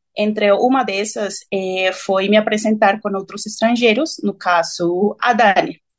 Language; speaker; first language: Portuguese; non-native, fluent; Spanish